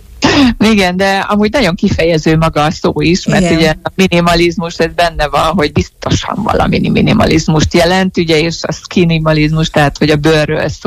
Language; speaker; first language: Hungarian; native; Hungarian